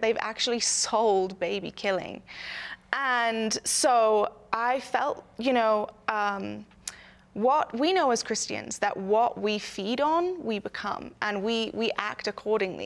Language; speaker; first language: English; native; English